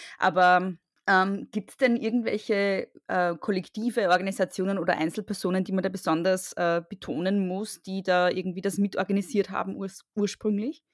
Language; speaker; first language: German; native; German